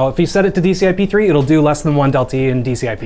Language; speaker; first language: English; native; English